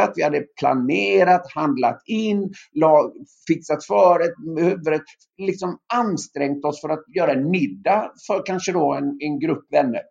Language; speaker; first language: Swedish; native; Swedish